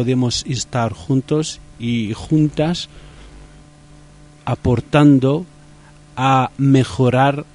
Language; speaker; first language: Spanish; non-native, fluent; Riffian